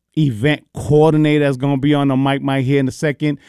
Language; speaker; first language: English; early bilingual, other home language; Spanish